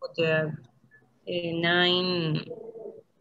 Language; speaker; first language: German; non-native, learner; Spanish